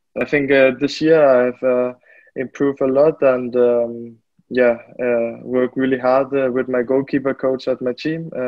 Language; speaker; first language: English; non-native, fluent; Danish